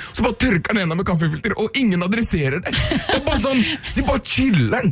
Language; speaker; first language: Norwegian; native; Norwegian